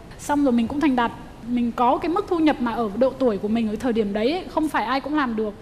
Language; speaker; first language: Vietnamese; native; Vietnamese